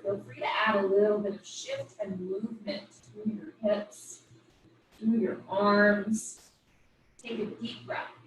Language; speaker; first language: English; native; English